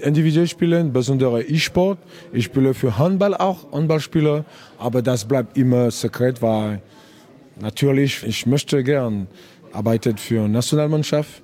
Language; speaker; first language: German; non-native, learner; French